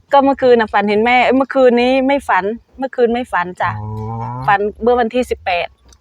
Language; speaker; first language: Thai; native; Thai